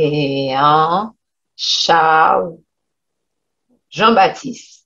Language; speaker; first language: French; non-native, local second language; Haitian Creole